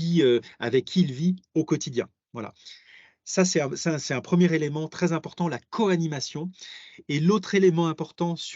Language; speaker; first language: French; native; French